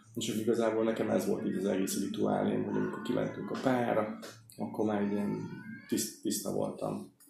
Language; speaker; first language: Hungarian; native; Hungarian